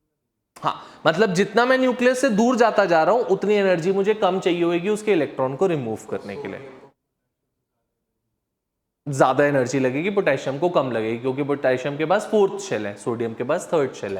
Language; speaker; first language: Hindi; native; Hindi